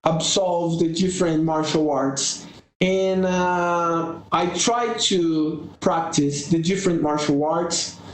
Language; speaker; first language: English; non-native, learner; Portuguese